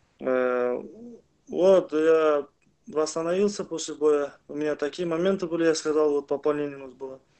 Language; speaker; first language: Russian; non-native, local second language; Kazakh